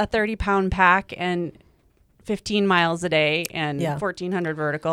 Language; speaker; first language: English; native; English